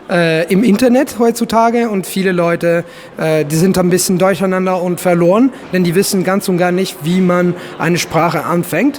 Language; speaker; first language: German; non-native, fluent; Italian